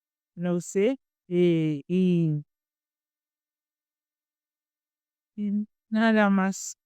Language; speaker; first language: Spanish; non-native, learner; Haitian Creole